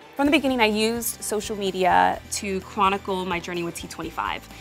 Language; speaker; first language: English; native; English